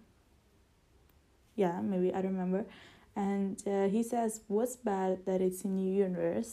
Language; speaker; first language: English; non-native, fluent; Italian